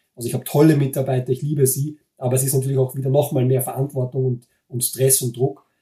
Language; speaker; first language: German; native; German